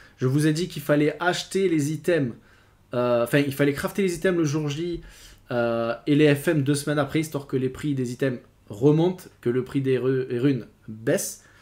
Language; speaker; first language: French; native; French